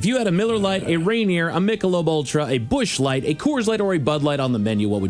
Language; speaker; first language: English; native; English